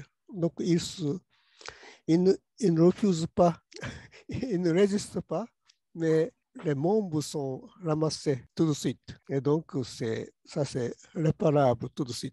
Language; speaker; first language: French; non-native, learner; Japanese